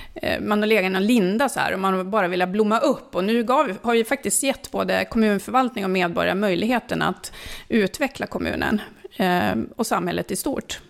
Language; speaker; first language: Swedish; early bilingual, other home language; Finnish